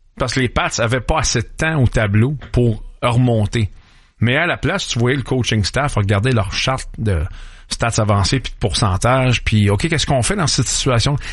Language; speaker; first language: French; native; French